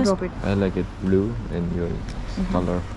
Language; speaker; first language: English; non-native, learner; Indonesian